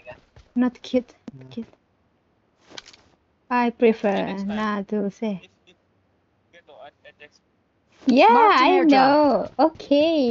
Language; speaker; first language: English; non-native, learner; Indonesian